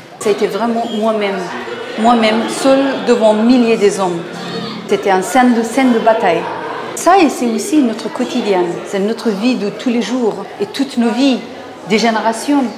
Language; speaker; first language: French; non-native, fluent; Persian